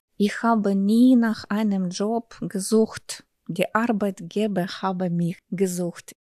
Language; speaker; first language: German; non-native, fluent; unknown